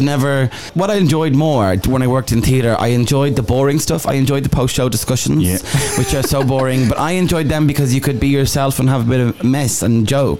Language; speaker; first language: English; native; English